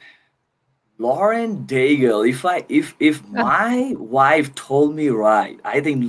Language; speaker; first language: English; non-native, local second language; Bangla